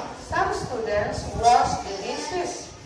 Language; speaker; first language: English; non-native, learner; Indonesian